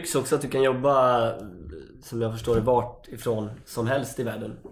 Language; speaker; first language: Swedish; native; Swedish